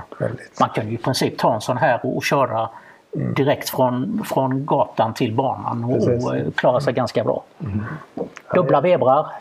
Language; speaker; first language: Swedish; native; Swedish